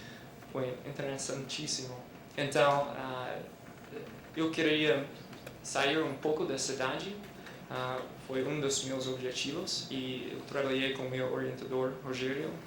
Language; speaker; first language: Portuguese; non-native, fluent; English